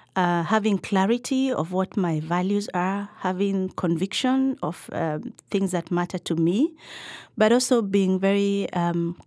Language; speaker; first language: English; non-native, local second language; Kikuyu